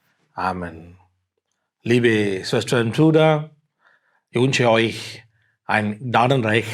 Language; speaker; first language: German; non-native, fluent; Tamil